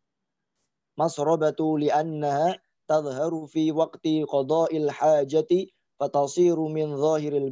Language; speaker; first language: Arabic; non-native, learner; Indonesian